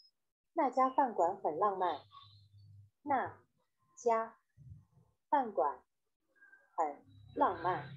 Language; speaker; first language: Chinese; non-native, learner; Vietnamese